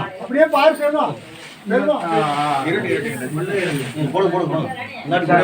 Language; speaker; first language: Tamil; native; Tamil